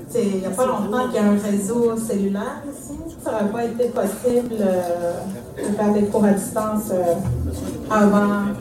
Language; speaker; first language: French; non-native, local second language; Innu-aimun